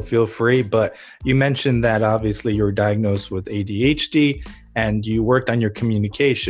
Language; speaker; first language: English; native; English